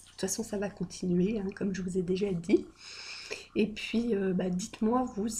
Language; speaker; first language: French; native; French